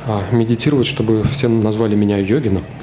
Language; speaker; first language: Russian; native; Russian